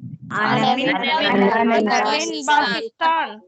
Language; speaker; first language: Arabic; non-native, learner; Tamil